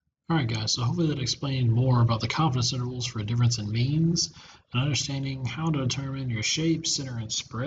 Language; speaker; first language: English; native; English